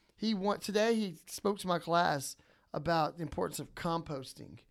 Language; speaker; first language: English; native; English